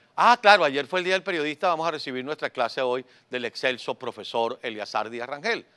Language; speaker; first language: Spanish; native; Spanish